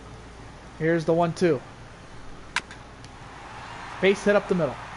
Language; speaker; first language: English; native; English